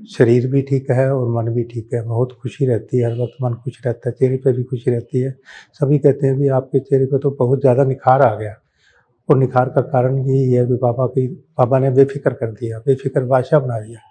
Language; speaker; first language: Hindi; native; Hindi